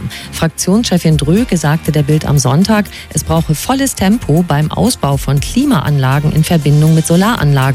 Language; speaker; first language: German; native; German